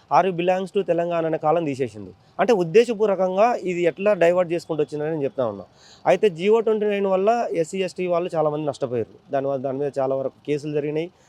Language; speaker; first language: Telugu; native; Telugu